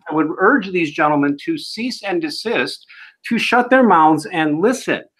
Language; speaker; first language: English; native; English